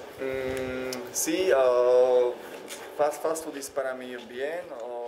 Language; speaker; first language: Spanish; non-native, learner; Slovak